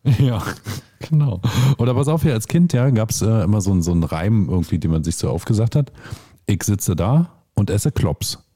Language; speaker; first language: German; native; German